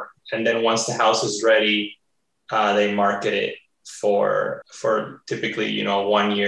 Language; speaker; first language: English; early bilingual, other home language; Spanish